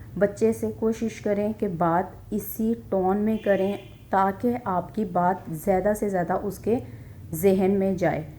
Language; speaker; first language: Urdu; native; Urdu